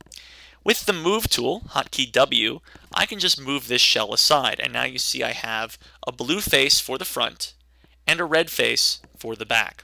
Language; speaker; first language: English; native; English